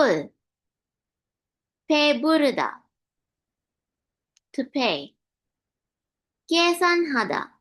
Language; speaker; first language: Korean; non-native, learner; English